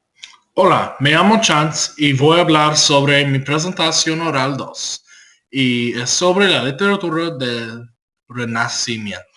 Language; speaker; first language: Spanish; non-native, learner; English